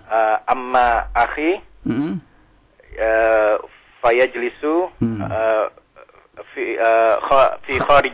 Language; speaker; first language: Arabic; non-native, learner; Indonesian